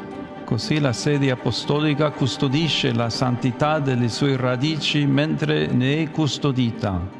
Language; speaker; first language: Italian; non-native, fluent; English